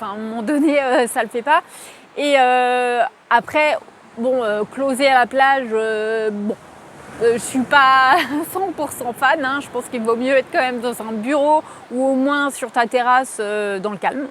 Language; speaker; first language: French; native; French